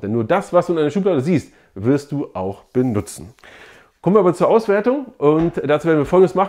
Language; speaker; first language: German; native; German